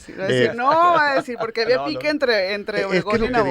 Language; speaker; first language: Spanish; native; Spanish